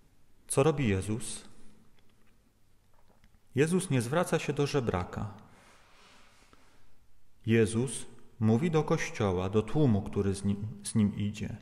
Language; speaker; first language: Polish; native; Polish